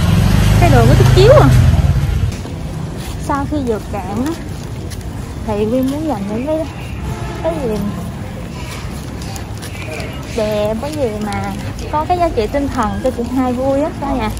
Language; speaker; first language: Vietnamese; native; Vietnamese